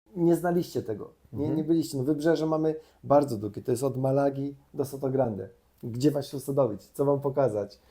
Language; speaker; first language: Polish; native; Polish